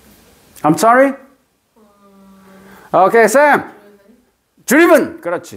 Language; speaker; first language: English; non-native, fluent; Korean